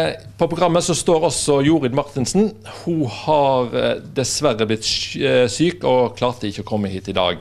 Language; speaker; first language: Norwegian; native; Norwegian